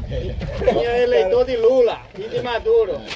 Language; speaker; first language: Portuguese; native; Portuguese